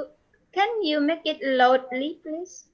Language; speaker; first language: English; non-native, fluent; Indonesian